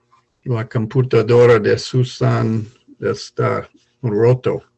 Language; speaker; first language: Spanish; non-native, learner; English